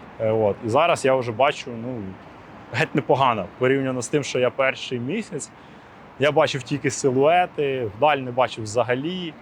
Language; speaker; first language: Ukrainian; non-native, local second language; Russian